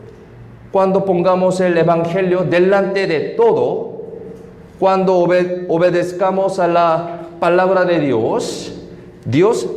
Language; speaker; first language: Spanish; non-native, fluent; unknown